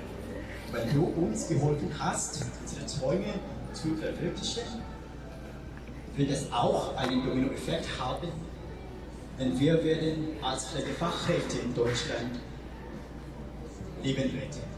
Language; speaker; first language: German; non-native, learner; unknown